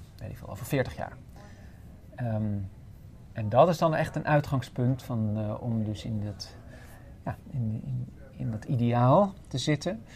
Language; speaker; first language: Dutch; native; Dutch